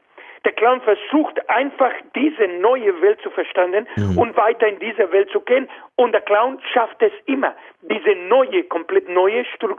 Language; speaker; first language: German; non-native, learner; Spanish